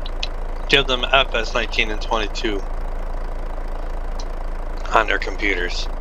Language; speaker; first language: English; native; English